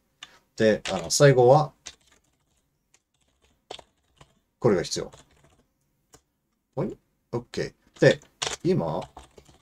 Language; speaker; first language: Japanese; non-native, fluent; English